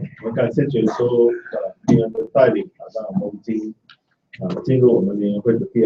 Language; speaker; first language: Chinese; native; Chinese